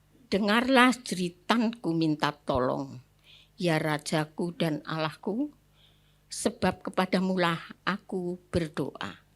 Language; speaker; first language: Indonesian; native; Indonesian